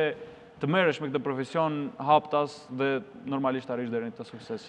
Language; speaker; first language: Albanian; native; Albanian